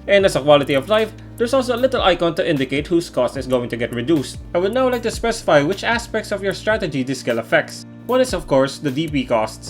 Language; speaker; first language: English; native; English